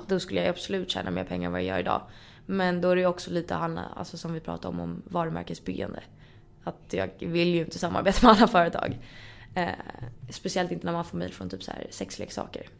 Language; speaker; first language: Swedish; native; Swedish